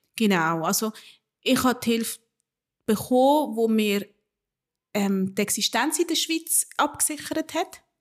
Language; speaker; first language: German; early bilingual, other home language; Spanish